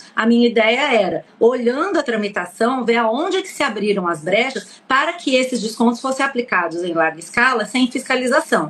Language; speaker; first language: Portuguese; native; Portuguese